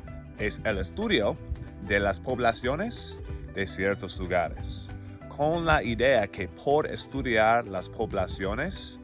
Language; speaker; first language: Spanish; non-native, fluent; English